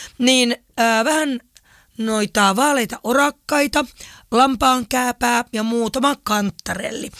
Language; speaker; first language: Finnish; native; Finnish